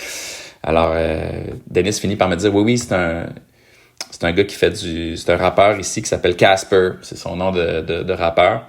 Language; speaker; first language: French; native; French